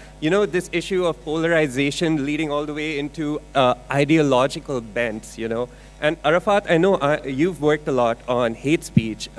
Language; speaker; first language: English; non-native, local second language; Urdu